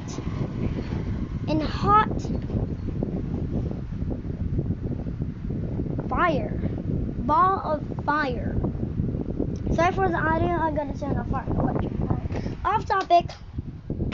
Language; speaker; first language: English; non-native, local second language; Filipino